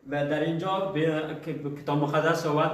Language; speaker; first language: Persian; early bilingual, heritage; Persian